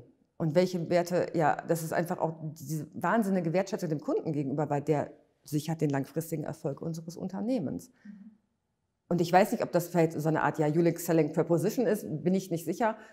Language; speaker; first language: German; native; German